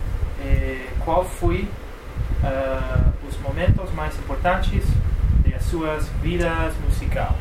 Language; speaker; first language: Portuguese; non-native, learner; Spanish